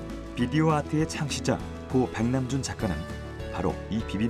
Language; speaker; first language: Korean; native; Korean